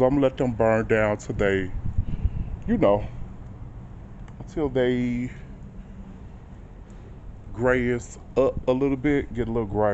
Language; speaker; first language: English; native; English